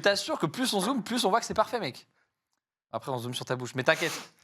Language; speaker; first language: French; native; French